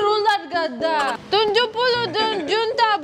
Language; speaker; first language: Indonesian; non-native, learner; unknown